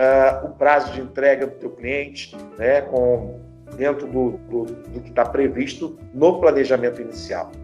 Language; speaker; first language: Portuguese; native; Portuguese